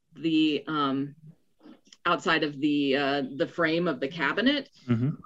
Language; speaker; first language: English; native; English